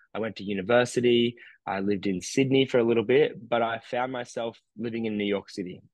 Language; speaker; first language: English; native; English